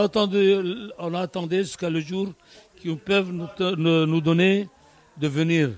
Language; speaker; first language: French; non-native, learner; Arabic